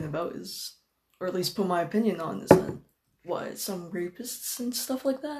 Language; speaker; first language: English; non-native, local second language; Filipino